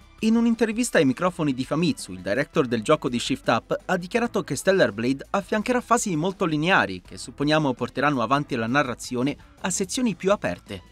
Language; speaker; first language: Italian; native; Italian